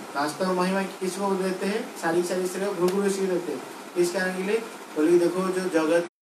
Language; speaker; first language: Hindi; non-native, local second language; Odia